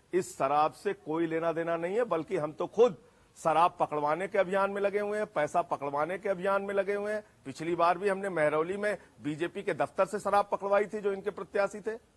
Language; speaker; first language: Hindi; native; Hindi